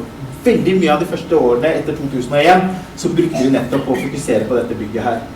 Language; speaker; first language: Norwegian; early bilingual, other home language; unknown